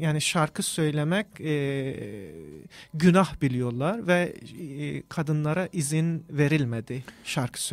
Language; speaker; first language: Turkish; non-native, fluent; Persian